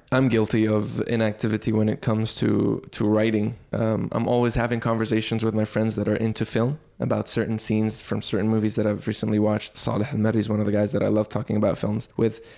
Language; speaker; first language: English; early bilingual, other home language; Arabic